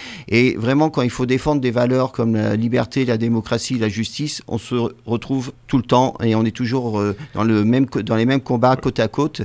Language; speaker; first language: French; native; French